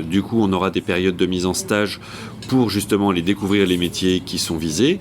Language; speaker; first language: French; native; French